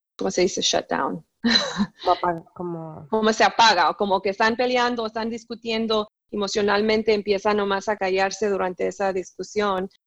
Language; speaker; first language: Spanish; early bilingual, heritage; Spanish